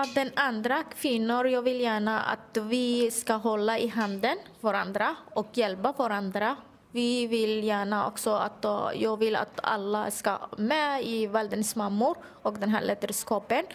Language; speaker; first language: Swedish; non-native, learner; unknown